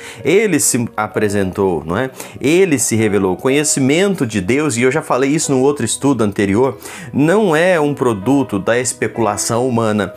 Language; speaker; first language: Portuguese; native; Portuguese